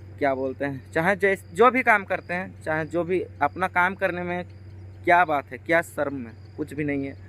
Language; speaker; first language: Hindi; native; Hindi